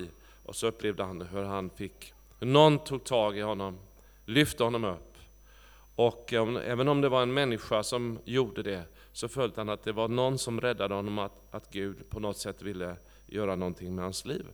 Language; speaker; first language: Swedish; native; Swedish